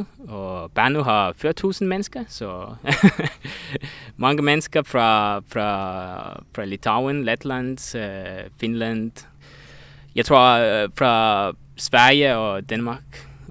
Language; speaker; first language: Danish; non-native, learner; Estonian